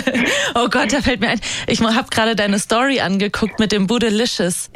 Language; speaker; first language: German; native; German